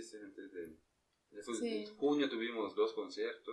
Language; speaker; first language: Spanish; native; Spanish